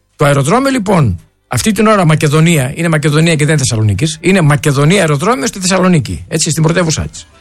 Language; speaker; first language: Greek; native; Greek